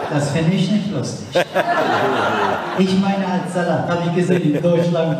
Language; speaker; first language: German; non-native, learner; Turkish